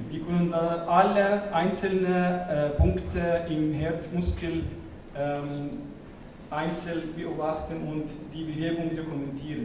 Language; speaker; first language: German; non-native, fluent; Arabic